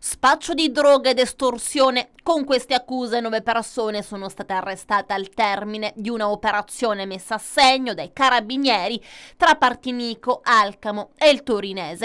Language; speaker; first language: Italian; native; Italian